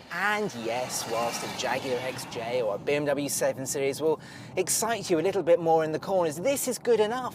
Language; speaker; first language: English; native; English